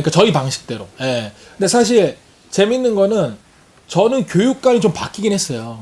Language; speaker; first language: Korean; native; Korean